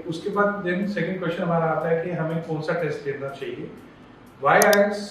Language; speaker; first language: Hindi; non-native, local second language; Gujarati